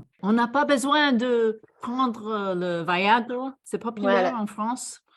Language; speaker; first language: French; non-native, fluent; English